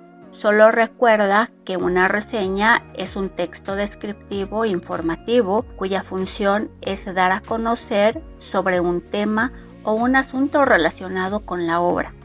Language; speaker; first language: Spanish; native; Spanish